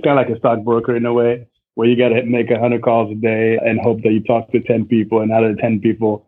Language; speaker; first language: English; non-native, local second language; Kinyarwanda